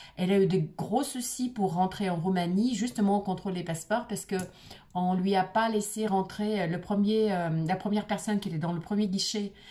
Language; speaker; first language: French; non-native, fluent; Russian